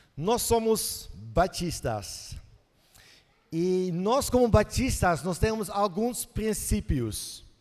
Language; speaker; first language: Portuguese; non-native, fluent; Dutch